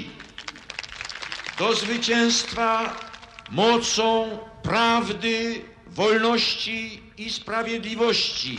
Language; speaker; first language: Polish; native; Polish